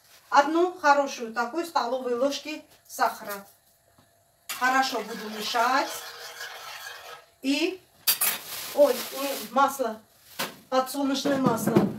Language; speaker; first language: Russian; non-native, fluent; Armenian